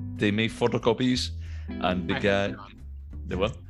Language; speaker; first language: English; non-native, fluent; Galician